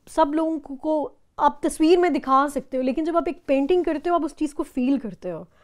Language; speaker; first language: Urdu; native; Urdu